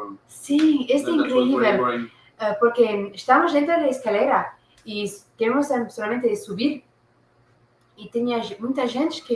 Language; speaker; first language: Portuguese; non-native, learner; French